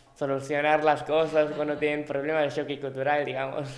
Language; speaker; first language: Spanish; non-native, fluent; Thai